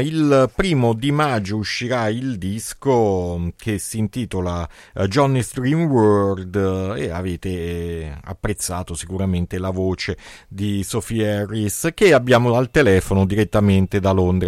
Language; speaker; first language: Italian; native; Italian